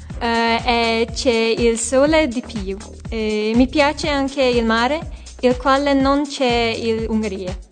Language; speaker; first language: Italian; non-native, fluent; Hungarian